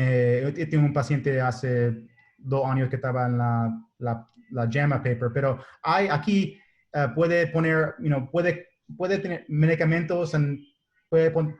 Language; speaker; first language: Spanish; non-native, learner; English